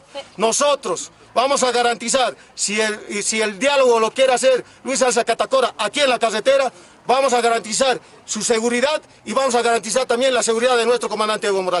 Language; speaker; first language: Spanish; native; Spanish